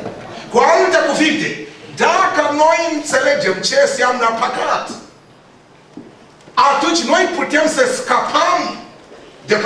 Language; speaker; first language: Romanian; non-native, learner; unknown